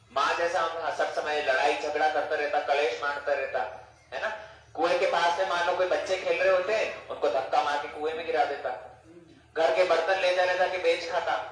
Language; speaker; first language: Hindi; non-native, fluent; English